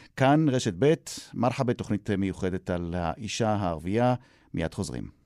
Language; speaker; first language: Hebrew; native; Hebrew